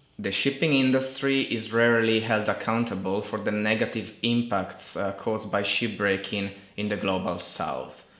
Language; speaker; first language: English; non-native, fluent; Italian